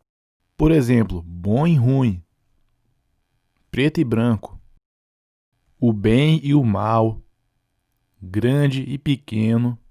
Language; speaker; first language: Portuguese; non-native, fluent; English